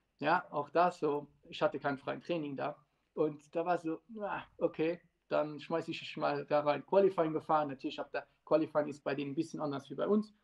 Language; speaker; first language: German; non-native, local second language; Luxembourgish